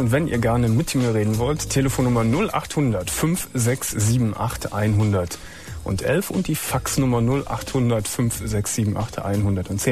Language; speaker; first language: German; native; German